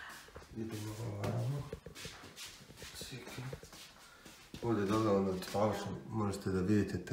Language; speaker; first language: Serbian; early bilingual, heritage; Serbian